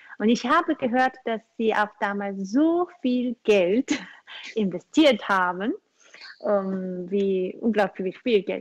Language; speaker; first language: German; non-native, learner; Korean